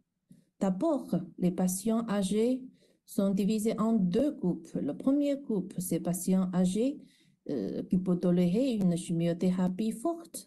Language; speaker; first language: French; non-native, fluent; Chinese